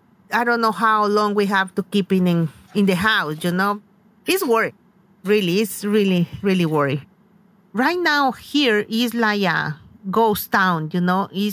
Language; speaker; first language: English; non-native, learner; Spanish